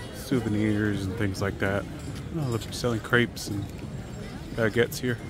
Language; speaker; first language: English; native; English